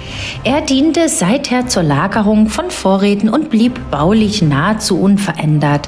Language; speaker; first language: German; native; German